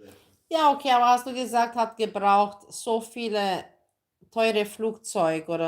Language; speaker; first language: German; non-native, learner; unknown